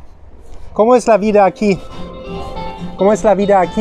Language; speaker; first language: Spanish; non-native, learner; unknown